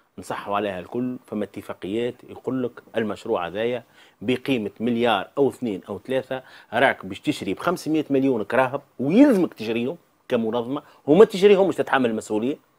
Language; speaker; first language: Arabic; native; Arabic